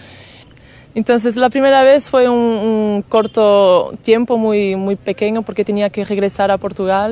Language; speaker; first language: Spanish; non-native, fluent; Portuguese